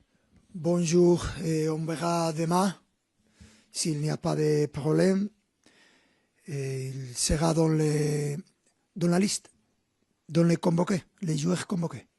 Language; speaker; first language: French; non-native, fluent; Spanish